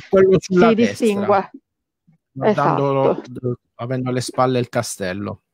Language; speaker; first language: Italian; native; Italian